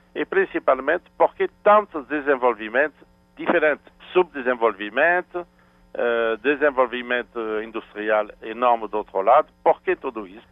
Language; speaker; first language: Portuguese; non-native, fluent; French